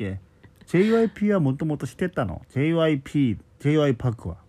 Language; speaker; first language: Japanese; non-native, local second language; Korean